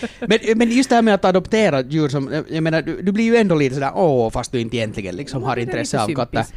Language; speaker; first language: Swedish; native; Swedish